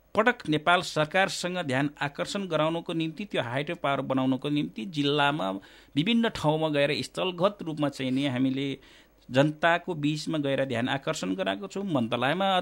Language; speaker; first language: Nepali; non-native, local second language; Eastern Tamang